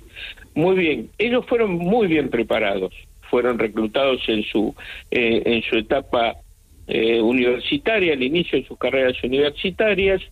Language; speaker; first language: Spanish; native; Spanish